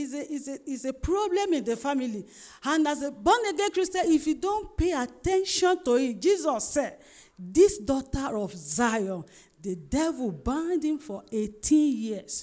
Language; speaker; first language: English; non-native, local second language; Yoruba